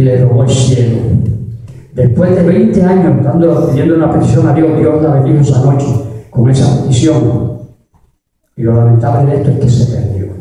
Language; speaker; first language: Spanish; native; Spanish